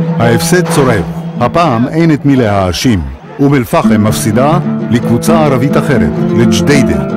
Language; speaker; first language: Hebrew; native; Hebrew